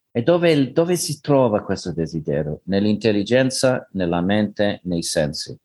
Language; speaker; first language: Italian; non-native, learner; English